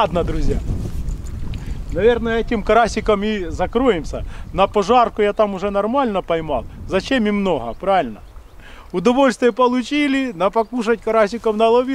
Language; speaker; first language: Russian; native; Russian